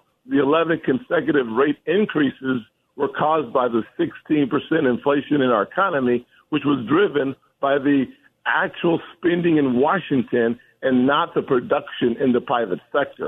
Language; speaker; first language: English; native; English